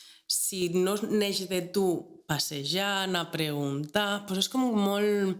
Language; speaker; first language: Catalan; native; Catalan